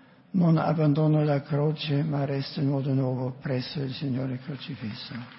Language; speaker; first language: Italian; non-native, fluent; German